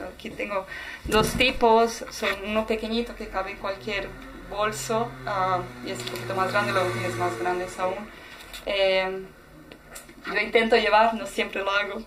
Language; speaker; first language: Spanish; non-native, fluent; Portuguese